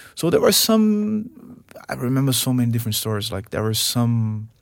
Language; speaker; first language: English; non-native, fluent; Portuguese